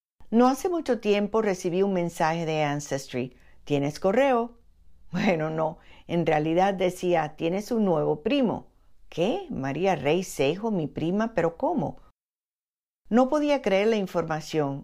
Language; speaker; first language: Spanish; early bilingual, heritage; Spanish